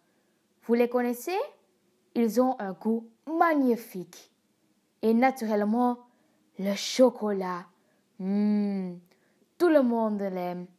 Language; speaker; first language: French; non-native, learner; Dutch